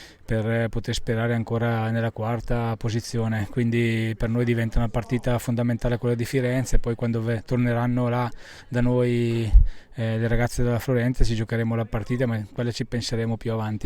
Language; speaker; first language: Italian; native; Italian